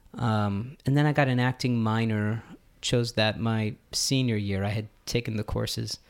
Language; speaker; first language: English; early bilingual, other home language; Hindi